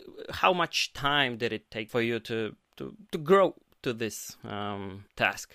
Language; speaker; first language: English; non-native, fluent; Polish